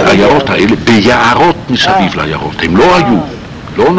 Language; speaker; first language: Hebrew; non-native, fluent; Polish